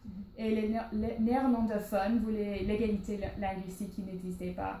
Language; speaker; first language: French; non-native, learner; English